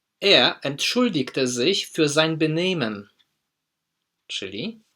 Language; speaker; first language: German; non-native, fluent; Polish